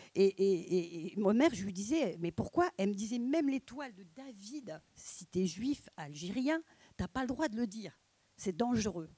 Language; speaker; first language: French; native; French